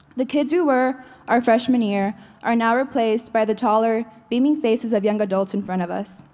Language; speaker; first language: English; early bilingual, other home language; Spanish